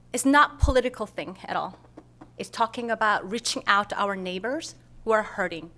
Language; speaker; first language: English; non-native, fluent; Korean